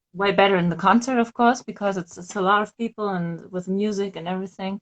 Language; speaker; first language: English; non-native, fluent; German